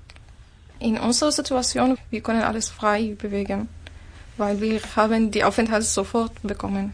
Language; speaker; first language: German; non-native, learner; Arabic